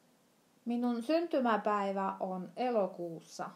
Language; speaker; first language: Finnish; non-native, fluent; Russian